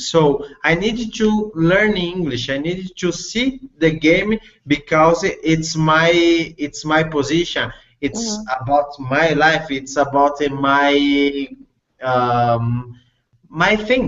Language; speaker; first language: English; non-native, learner; Portuguese